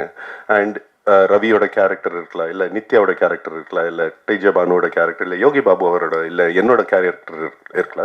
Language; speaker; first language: Tamil; non-native, local second language; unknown